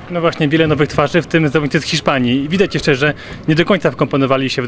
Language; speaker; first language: Polish; native; Polish